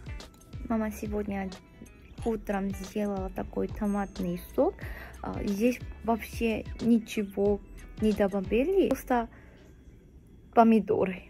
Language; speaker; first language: Russian; non-native, fluent; Korean